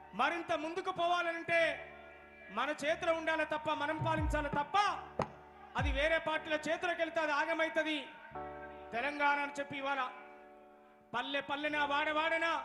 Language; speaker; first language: Telugu; native; Telugu